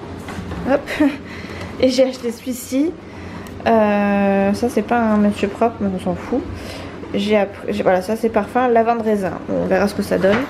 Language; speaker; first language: French; native; French